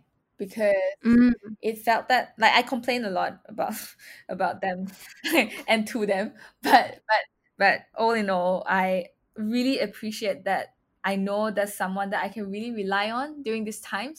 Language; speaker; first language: English; non-native, local second language; Chinese